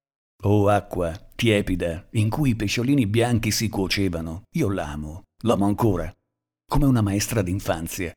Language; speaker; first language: Italian; native; Italian